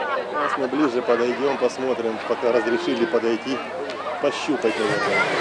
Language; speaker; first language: Russian; native; Russian